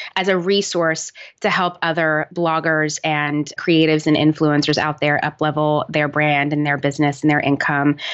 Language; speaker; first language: English; native; English